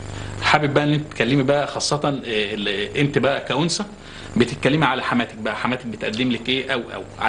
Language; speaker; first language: Arabic; native; Arabic